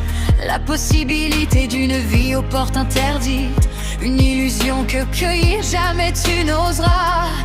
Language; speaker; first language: French; native; French